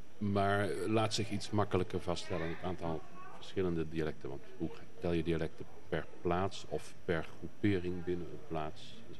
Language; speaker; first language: Dutch; native; Dutch